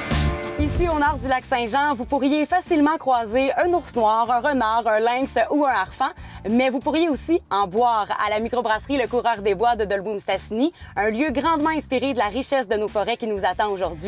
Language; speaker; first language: French; native; French